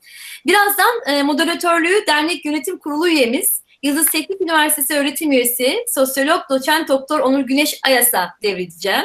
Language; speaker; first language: Turkish; native; Turkish